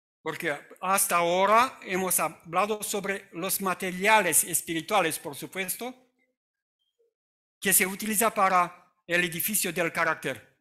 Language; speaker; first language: Spanish; non-native, fluent; Romanian